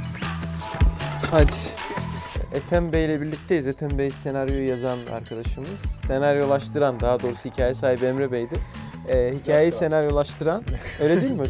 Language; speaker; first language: Turkish; native; Turkish